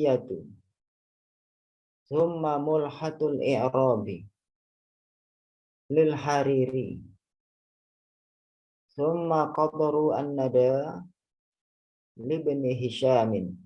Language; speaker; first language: Arabic; non-native, fluent; Indonesian